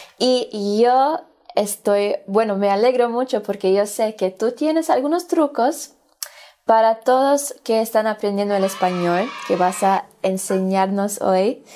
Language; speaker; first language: Spanish; non-native, fluent; English